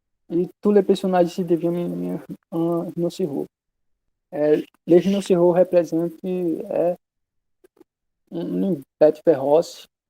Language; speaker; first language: French; non-native, learner; Portuguese